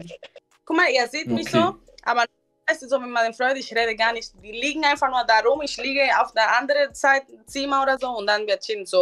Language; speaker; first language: German; non-native, learner; Spanish